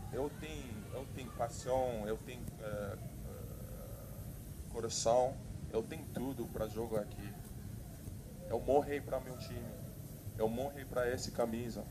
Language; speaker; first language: Portuguese; non-native, learner; English